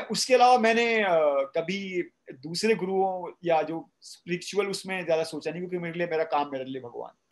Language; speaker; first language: Hindi; native; Hindi